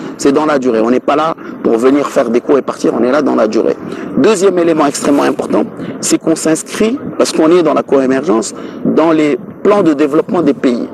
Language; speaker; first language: French; non-native, local second language; Wolof